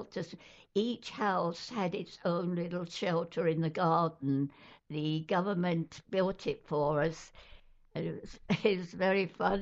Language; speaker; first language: English; native; English